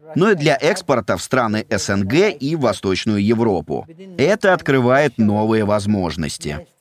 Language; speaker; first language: Russian; non-native, fluent; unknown